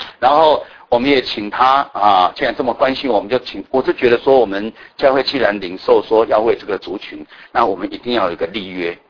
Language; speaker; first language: Chinese; native; Chinese